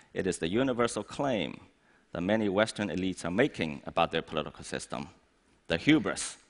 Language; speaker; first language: English; non-native, fluent; Chinese